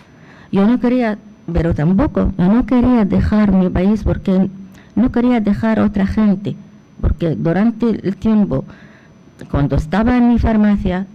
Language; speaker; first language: Spanish; non-native, fluent; Arabic